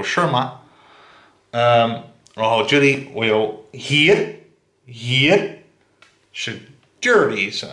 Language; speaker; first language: Chinese; non-native, fluent; Dutch